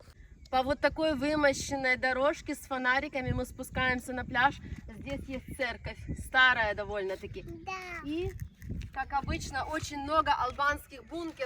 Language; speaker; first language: Russian; native; Russian